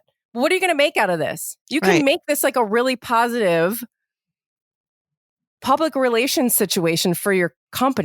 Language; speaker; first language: English; native; English